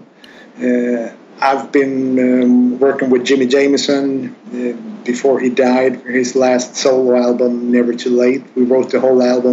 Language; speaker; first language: English; non-native, fluent; Swedish